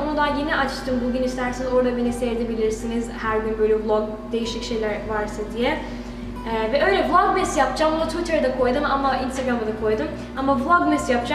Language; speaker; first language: Turkish; early bilingual, heritage; Turkish